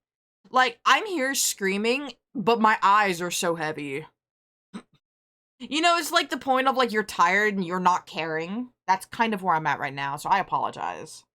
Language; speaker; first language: English; native; English